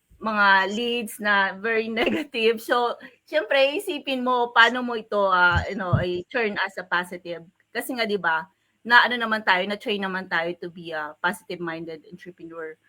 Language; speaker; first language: Filipino; native; Filipino